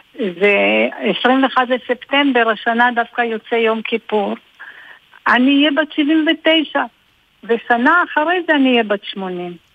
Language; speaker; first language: Hebrew; early bilingual, other home language; Bulgarian